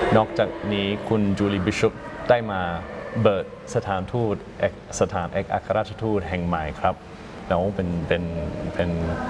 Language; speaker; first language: Thai; non-native, fluent; English